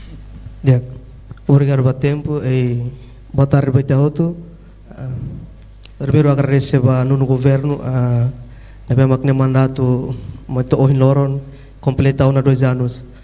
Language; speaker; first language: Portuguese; non-native, local second language; Tetum